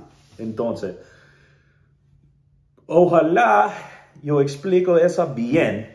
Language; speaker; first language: Spanish; non-native, learner; English